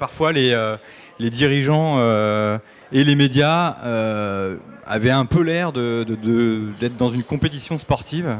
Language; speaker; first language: French; native; French